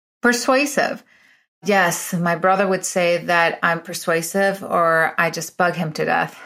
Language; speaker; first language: English; early bilingual, other home language; Spanish